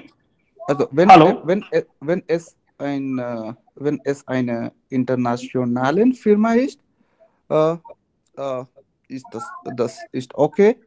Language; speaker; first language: German; non-native, learner; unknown